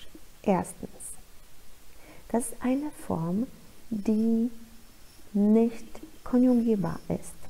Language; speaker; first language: German; non-native, fluent; Polish